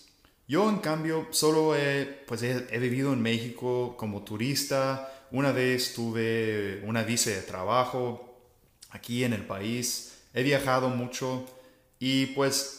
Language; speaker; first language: Spanish; non-native, fluent; English